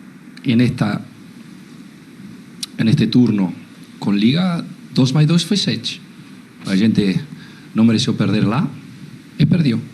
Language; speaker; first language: Portuguese; non-native, learner; Spanish